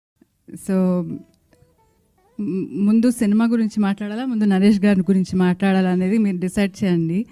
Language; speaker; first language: Telugu; non-native, local second language; Kannada